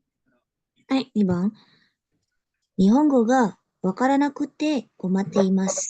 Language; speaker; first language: Japanese; non-native, learner; Indonesian